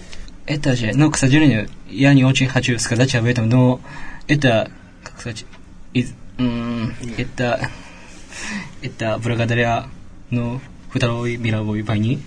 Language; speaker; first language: Russian; non-native, learner; Japanese